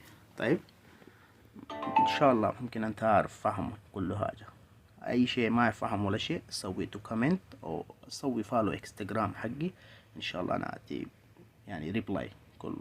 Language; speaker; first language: Arabic; non-native, learner; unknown